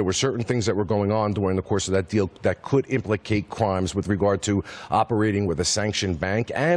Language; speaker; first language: English; native; English